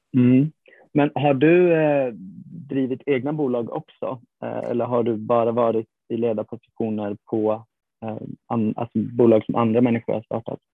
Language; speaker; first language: Swedish; native; Swedish